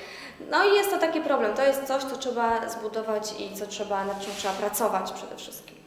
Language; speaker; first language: Polish; native; Polish